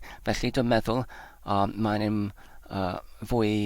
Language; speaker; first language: Welsh; non-native, fluent; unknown